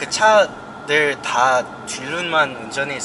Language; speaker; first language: Korean; non-native, learner; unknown